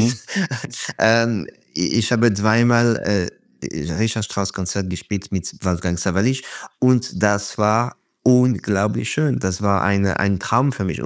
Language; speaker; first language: German; non-native, fluent; French